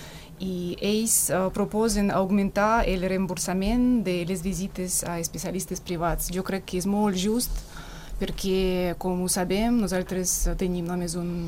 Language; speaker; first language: Catalan; non-native, fluent; Russian